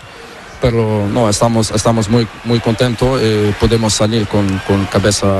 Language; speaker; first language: Spanish; non-native, learner; Portuguese